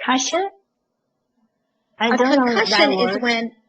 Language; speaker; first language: English; non-native, learner; Chinese